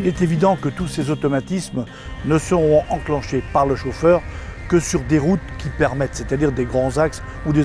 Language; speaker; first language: French; native; French